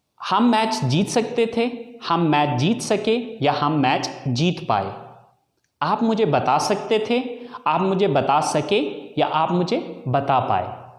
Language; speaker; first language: Urdu; native; Urdu